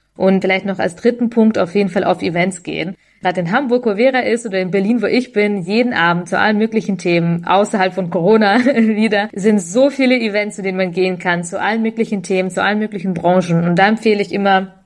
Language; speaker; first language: German; early bilingual, other home language; Ukrainian